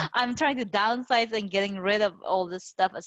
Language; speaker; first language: English; non-native, local second language; Filipino